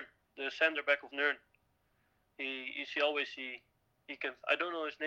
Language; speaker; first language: English; non-native, fluent; Dutch